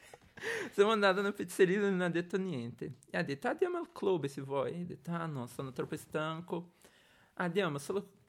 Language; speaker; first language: Italian; non-native, learner; Portuguese